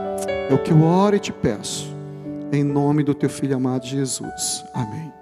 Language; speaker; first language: Portuguese; native; Portuguese